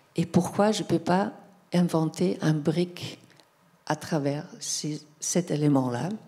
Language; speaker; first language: French; non-native, fluent; German